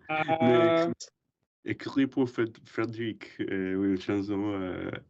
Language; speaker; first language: French; non-native, learner; English